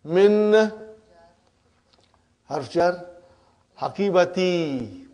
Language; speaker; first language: Arabic; non-native, fluent; Urdu